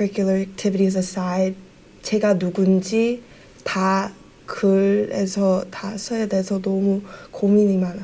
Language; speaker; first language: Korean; early bilingual, heritage; Korean